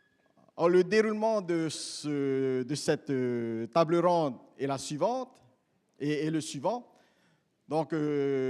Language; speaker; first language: French; native; French